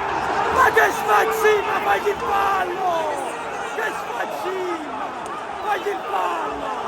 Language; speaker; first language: Italian; native; Italian